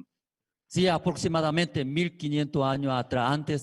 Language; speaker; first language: Spanish; non-native, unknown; Korean